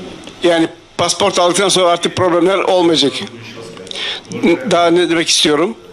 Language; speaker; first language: Turkish; non-native, fluent; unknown